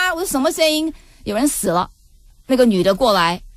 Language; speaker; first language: Chinese; early bilingual, heritage; Chinese